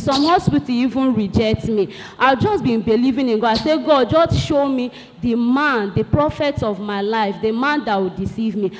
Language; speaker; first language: English; non-native, local second language; Igbo